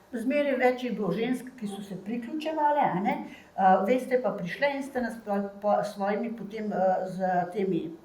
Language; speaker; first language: Slovenian; non-native, fluent; Bosnian